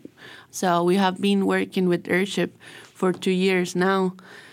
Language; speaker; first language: English; non-native, learner; Spanish